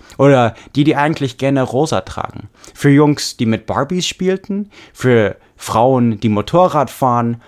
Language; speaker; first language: German; non-native, fluent; English